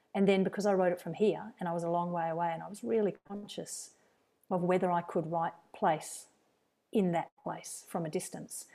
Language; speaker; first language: English; native; English